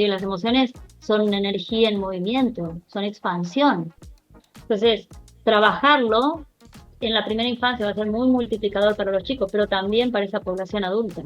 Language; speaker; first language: Spanish; native; Spanish